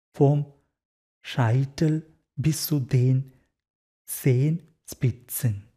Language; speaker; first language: German; non-native, learner; Malayalam